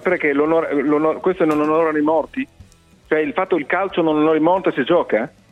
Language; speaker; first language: Italian; native; Italian